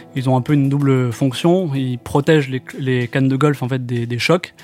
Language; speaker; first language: French; native; French